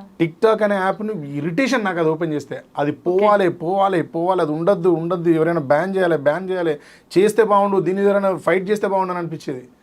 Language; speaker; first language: Telugu; native; Telugu